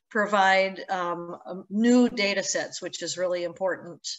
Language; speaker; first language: English; native; English